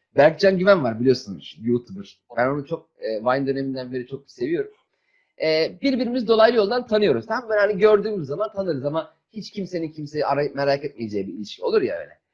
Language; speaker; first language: Turkish; native; Turkish